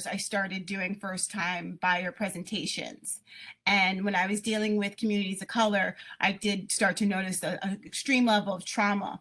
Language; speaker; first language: English; native; English